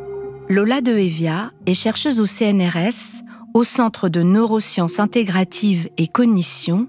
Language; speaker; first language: French; native; French